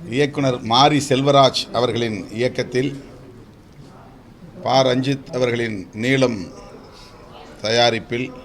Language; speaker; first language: Tamil; native; Tamil